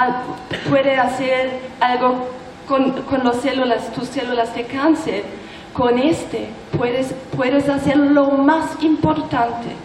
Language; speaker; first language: Spanish; non-native, learner; German